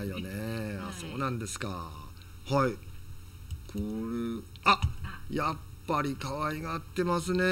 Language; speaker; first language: Japanese; native; Japanese